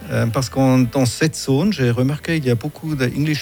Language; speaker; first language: French; non-native, fluent; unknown